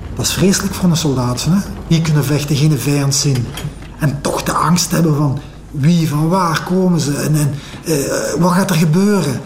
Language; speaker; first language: Dutch; native; Dutch